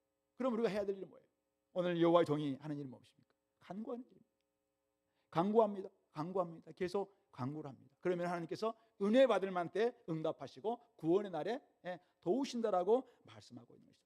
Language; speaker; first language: Korean; native; Korean